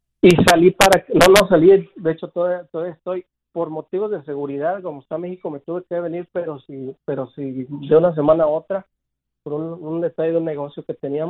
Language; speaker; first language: Spanish; native; Spanish